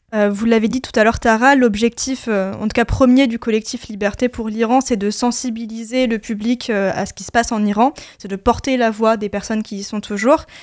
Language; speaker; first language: French; native; French